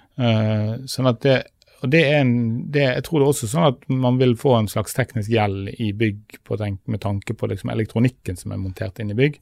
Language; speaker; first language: Norwegian; native; Norwegian